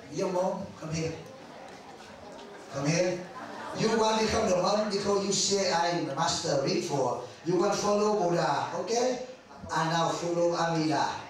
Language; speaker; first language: English; non-native, learner; Vietnamese